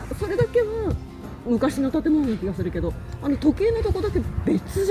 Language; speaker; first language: Japanese; native; Japanese